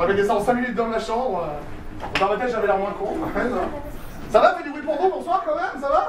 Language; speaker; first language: French; native; French